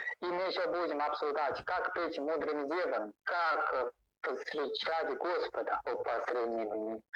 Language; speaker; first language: Russian; non-native, learner; Chinese